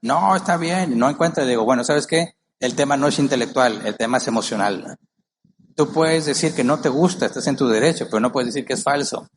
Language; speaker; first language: Spanish; native; Spanish